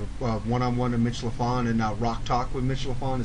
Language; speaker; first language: English; native; English